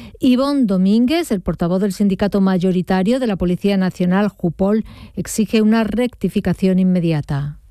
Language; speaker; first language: Spanish; native; Spanish